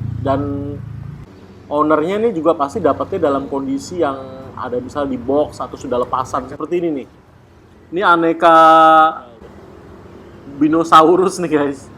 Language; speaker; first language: Indonesian; native; Indonesian